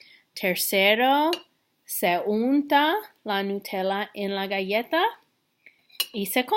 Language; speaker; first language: Spanish; non-native, fluent; English